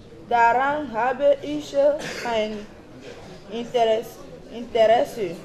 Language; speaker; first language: German; non-native, learner; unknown